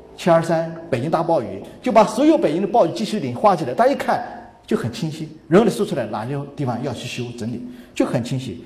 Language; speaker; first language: Chinese; native; Chinese